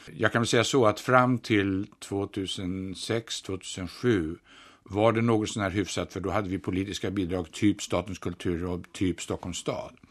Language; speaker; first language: Swedish; native; Swedish